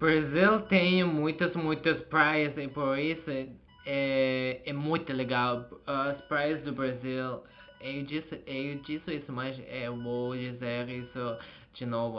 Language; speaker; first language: Portuguese; non-native, learner; Azerbaijani